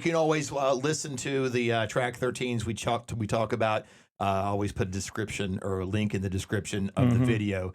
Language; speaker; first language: English; native; English